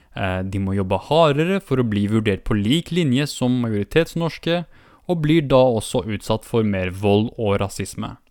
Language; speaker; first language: Norwegian; early bilingual, other home language; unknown